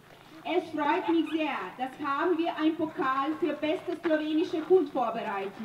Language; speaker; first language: German; non-native, learner; Slovenian